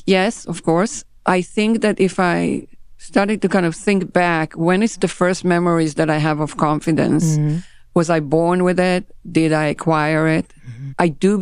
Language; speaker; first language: English; non-native, fluent; Hebrew